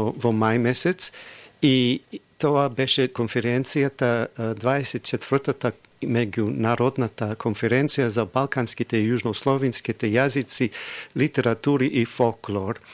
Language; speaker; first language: Macedonian; non-native, fluent; English